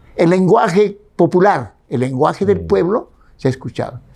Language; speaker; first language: Spanish; native; Spanish